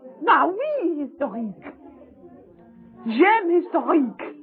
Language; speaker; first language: French; non-native, learner; English